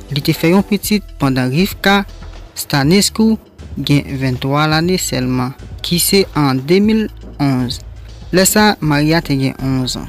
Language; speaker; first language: French; non-native, learner; Haitian Creole